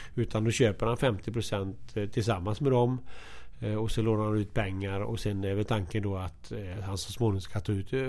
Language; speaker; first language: Swedish; native; Swedish